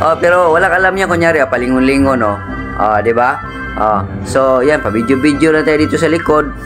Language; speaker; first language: Filipino; non-native, local second language; Cebuano